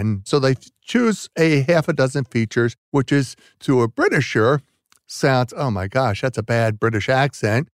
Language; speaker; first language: English; native; English